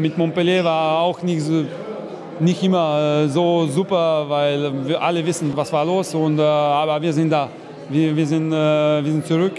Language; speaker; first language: German; non-native, fluent; Slovenian